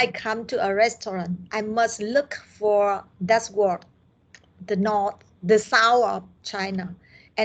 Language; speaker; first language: English; non-native, learner; Vietnamese